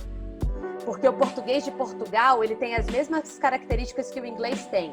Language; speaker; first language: Portuguese; non-native, fluent; English